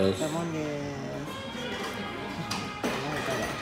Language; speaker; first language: Japanese; non-native, learner; Thai